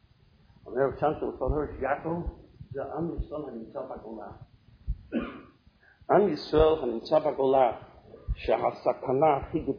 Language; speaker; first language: Hebrew; non-native, fluent; English